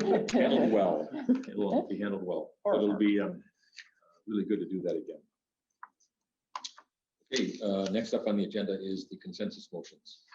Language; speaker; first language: English; native; English